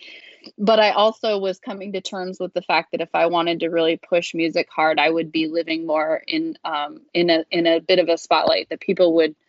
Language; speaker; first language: English; native; English